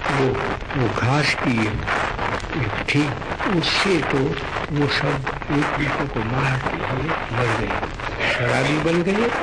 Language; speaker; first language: Hindi; non-native, local second language; Gujarati